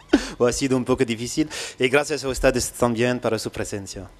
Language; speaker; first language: Spanish; non-native, fluent; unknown